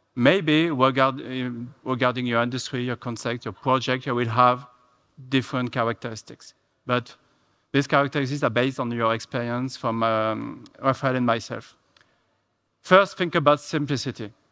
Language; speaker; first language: English; non-native, fluent; French